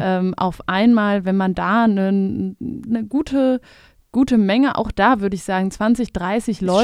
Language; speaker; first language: German; native; German